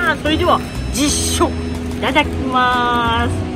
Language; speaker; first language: Japanese; native; Japanese